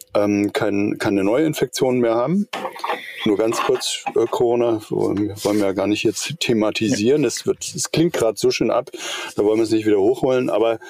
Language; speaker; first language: German; native; German